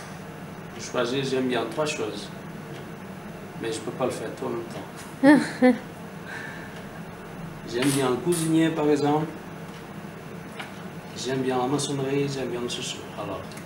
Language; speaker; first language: French; non-native, learner; Portuguese